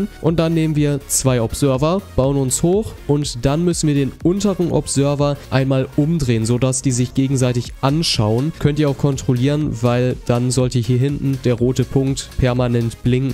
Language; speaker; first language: German; native; German